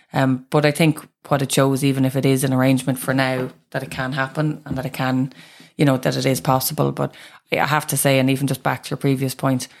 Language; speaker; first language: English; native; English